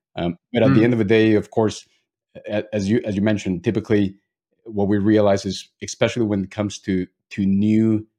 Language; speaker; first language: English; non-native, fluent; Spanish